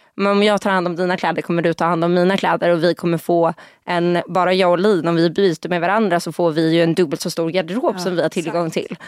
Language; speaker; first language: Swedish; early bilingual, other home language; Portuguese